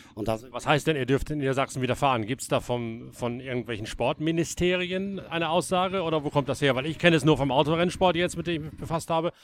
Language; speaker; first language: German; native; German